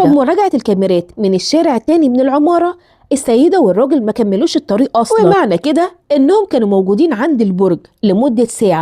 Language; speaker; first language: Arabic; native; Arabic